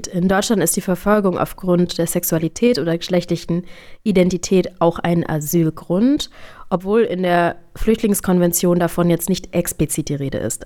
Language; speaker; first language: German; native; German